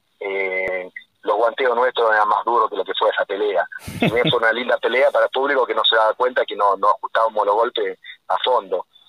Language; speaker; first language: Spanish; native; Spanish